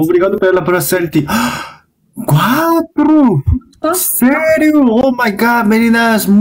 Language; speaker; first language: Portuguese; non-native, learner; Arabic